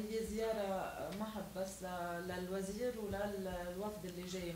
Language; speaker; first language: Arabic; native; Arabic